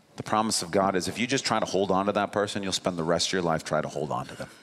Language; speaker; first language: English; native; English